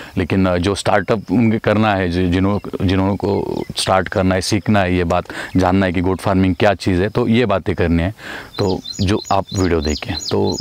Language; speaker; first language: Hindi; non-native, local second language; Marathi